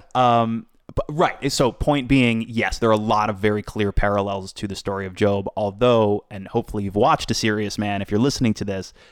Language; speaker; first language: English; native; English